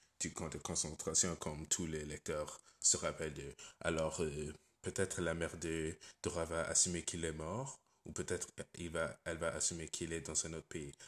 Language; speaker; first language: French; non-native, learner; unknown